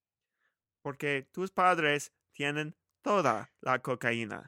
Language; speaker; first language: Spanish; non-native, learner; English